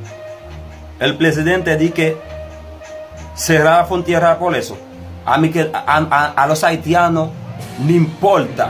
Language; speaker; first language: Spanish; non-native, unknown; Haitian Creole